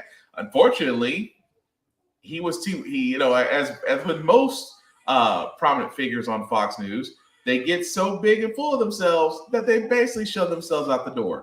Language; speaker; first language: English; native; English